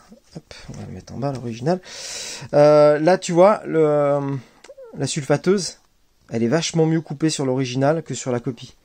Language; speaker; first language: French; native; French